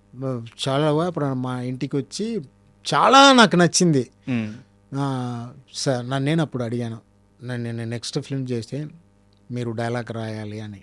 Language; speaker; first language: Telugu; non-native, fluent; Tamil